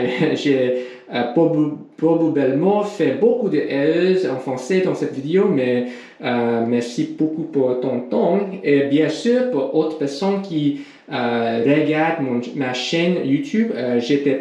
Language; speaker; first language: French; non-native, learner; English